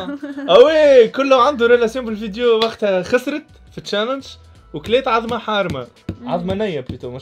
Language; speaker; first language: Arabic; native; Arabic